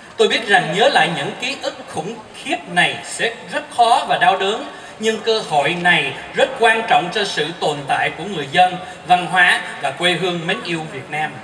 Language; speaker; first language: Vietnamese; early bilingual, heritage; Vietnamese